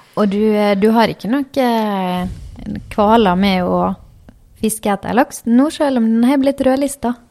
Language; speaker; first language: Norwegian; native; Norwegian